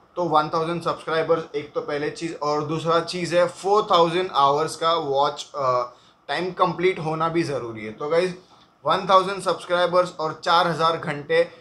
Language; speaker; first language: Hindi; non-native, local second language; Marathi